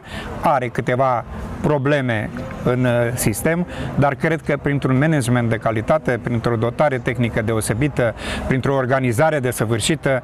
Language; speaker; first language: Romanian; native; Romanian